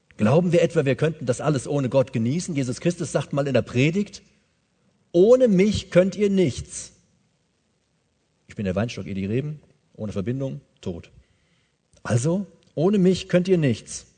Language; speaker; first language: German; native; German